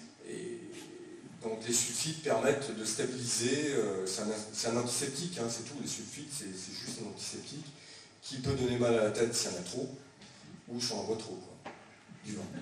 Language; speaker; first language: French; native; French